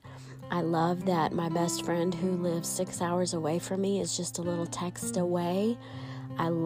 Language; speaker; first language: English; native; English